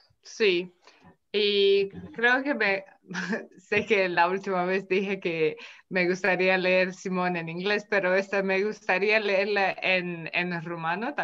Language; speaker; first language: Spanish; non-native, fluent; Romanian